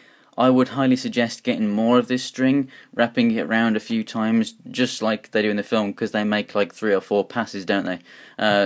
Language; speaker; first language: English; native; English